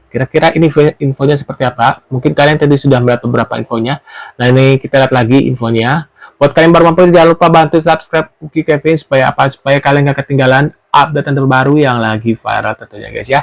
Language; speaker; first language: Indonesian; native; Indonesian